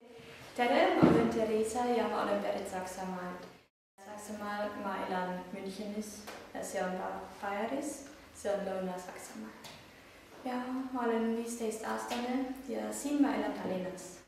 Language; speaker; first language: Estonian; non-native, learner; German